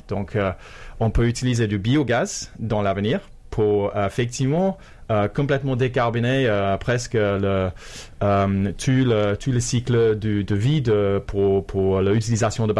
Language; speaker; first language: French; non-native, fluent; English